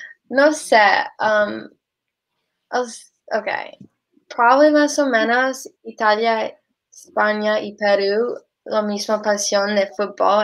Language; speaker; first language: Spanish; non-native, learner; English